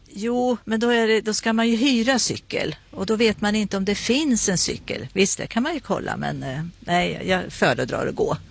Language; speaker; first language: Swedish; native; Swedish